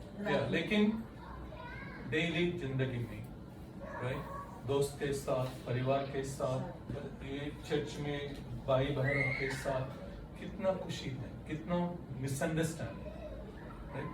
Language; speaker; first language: Hindi; non-native, local second language; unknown